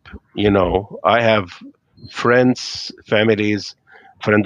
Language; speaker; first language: English; non-native, fluent; Arabic